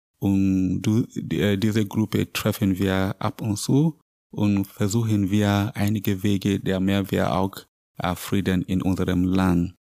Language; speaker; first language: German; non-native, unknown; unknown